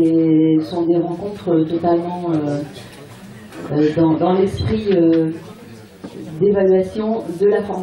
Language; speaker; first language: French; native; French